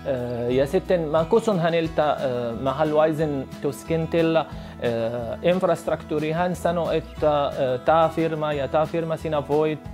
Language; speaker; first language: Finnish; non-native, learner; Arabic